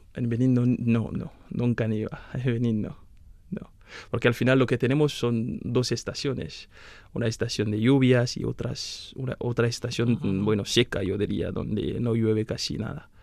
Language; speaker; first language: Spanish; non-native, fluent; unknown